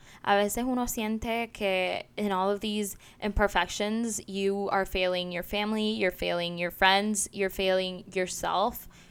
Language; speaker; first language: English; non-native, local second language; Spanish